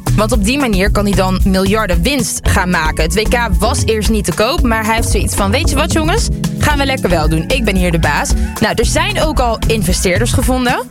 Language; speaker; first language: Dutch; early bilingual, other home language; Lingala